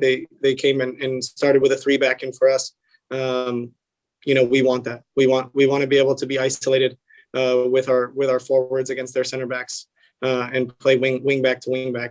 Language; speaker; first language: English; early bilingual, other home language; Spanish